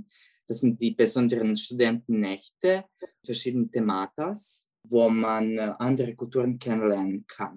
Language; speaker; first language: German; non-native, fluent; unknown